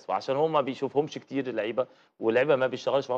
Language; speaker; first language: Arabic; native; Arabic